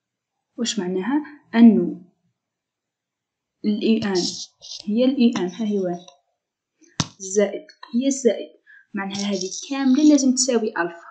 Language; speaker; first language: Arabic; native; Arabic